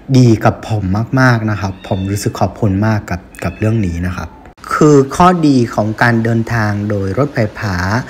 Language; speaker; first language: Thai; non-native, fluent; Vietnamese